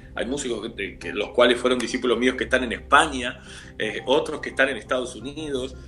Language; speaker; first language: Spanish; native; Spanish